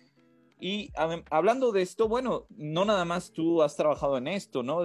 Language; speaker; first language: Spanish; native; Spanish